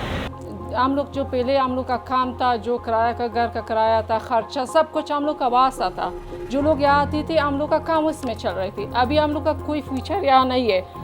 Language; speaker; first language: Hindi; non-native, fluent; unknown